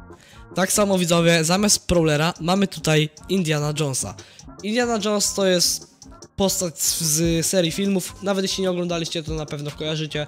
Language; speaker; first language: Polish; native; Polish